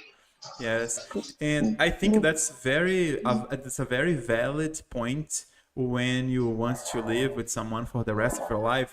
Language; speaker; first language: English; non-native, fluent; Portuguese